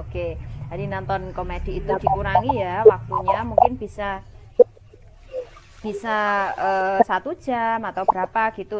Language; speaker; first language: Indonesian; native; Indonesian